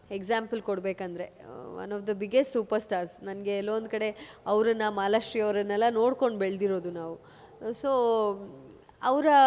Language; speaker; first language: Kannada; non-native, local second language; Kodava